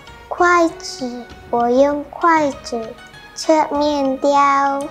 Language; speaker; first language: Chinese; non-native, learner; Indonesian